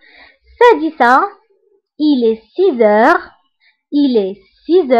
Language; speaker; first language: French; non-native, local second language; Arabic